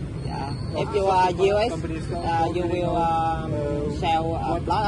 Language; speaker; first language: English; non-native, learner; Vietnamese